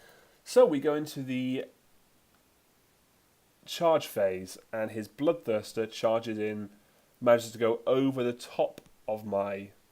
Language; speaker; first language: English; native; English